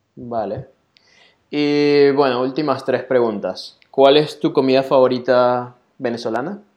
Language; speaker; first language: Spanish; native; Spanish